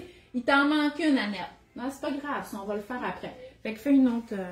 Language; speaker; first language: French; native; French